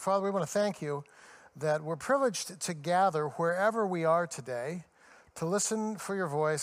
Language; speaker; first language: English; native; English